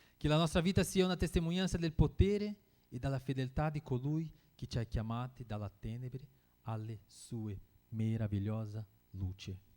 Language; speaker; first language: Italian; non-native, fluent; Portuguese